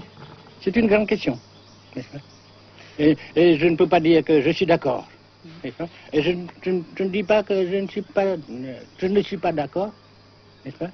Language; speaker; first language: French; non-native, local second language; Vietnamese